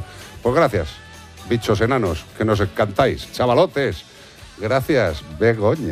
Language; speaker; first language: Spanish; native; Spanish